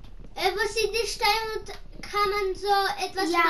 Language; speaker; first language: German; non-native, learner; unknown